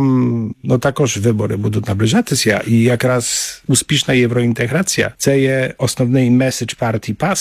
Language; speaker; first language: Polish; non-native, learner; Ukrainian